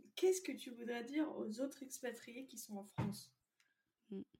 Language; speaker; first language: French; native; French